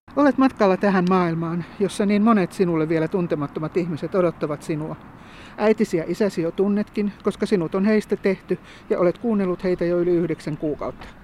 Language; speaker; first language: Finnish; native; Finnish